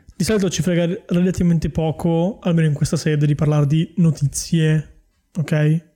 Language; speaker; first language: Italian; native; Italian